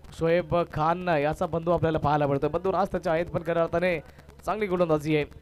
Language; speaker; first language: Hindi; non-native, local second language; Marathi